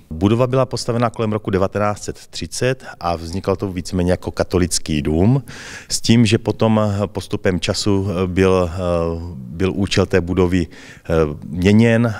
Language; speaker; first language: Czech; native; Czech